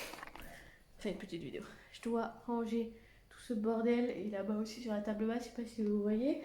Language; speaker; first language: French; native; French